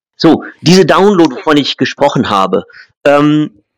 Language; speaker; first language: German; non-native, fluent; English